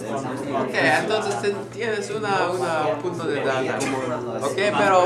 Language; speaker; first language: Spanish; non-native, learner; English